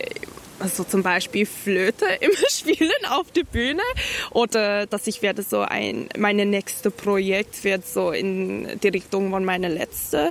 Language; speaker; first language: German; non-native, fluent; English